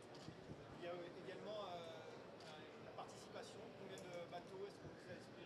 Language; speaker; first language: French; native; French